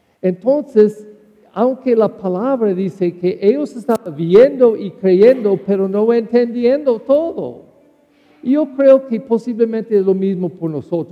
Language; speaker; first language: Spanish; non-native, learner; English